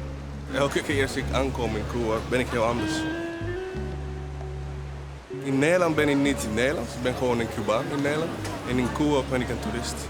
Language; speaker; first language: Dutch; non-native, fluent; Spanish